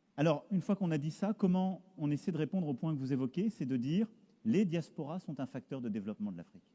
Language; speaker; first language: French; native; French